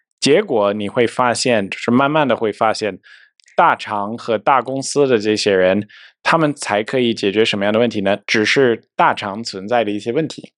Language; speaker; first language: Chinese; non-native, fluent; English